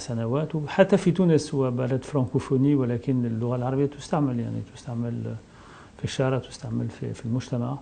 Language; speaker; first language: Arabic; non-native, fluent; French